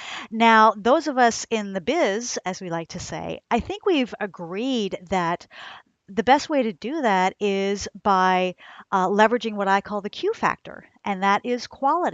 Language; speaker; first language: English; native; English